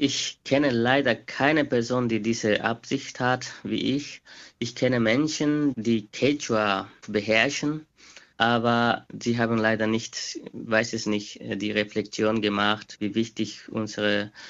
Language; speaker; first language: German; non-native, fluent; Quechua